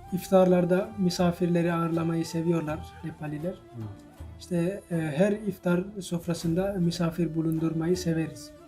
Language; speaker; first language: Turkish; non-native, fluent; Nepali